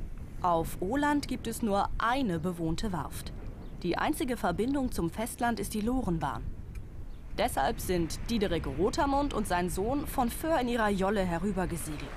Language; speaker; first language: German; native; German